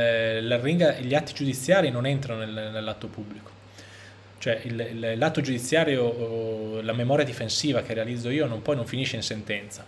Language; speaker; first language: Italian; native; Italian